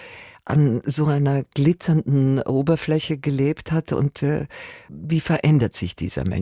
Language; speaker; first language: German; native; German